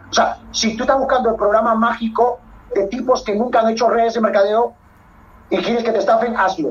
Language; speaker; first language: Spanish; native; Spanish